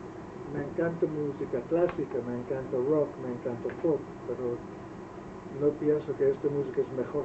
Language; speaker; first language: Spanish; non-native, fluent; Welsh